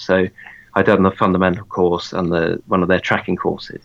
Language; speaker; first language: English; native; English